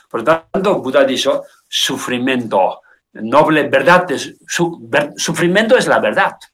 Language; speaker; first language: Spanish; non-native, learner; Tibetan